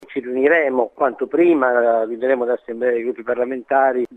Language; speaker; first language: Italian; native; Italian